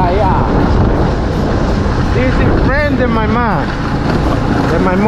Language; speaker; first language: English; non-native, learner; Spanish